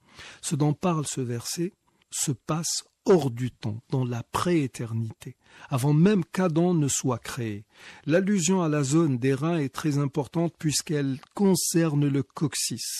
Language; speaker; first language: French; non-native, local second language; Arabic